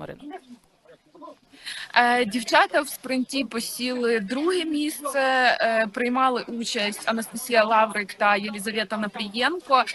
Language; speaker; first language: Ukrainian; native; Ukrainian